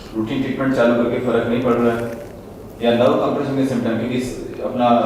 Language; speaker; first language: Hindi; non-native, local second language; Marathi